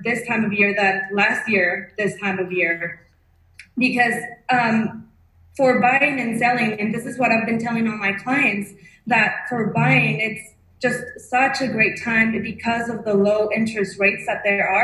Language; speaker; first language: English; non-native, fluent; Spanish